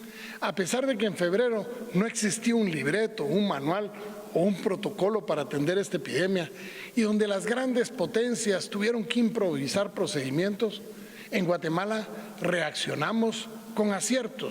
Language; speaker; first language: Spanish; native; Spanish